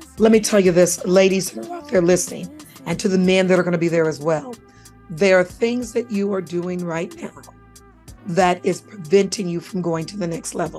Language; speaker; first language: English; native; English